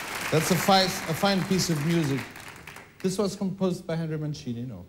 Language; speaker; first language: English; non-native, fluent; Portuguese